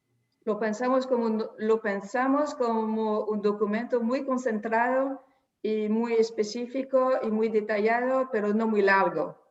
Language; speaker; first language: Spanish; non-native, fluent; French